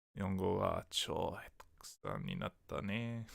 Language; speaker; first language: Japanese; non-native, learner; English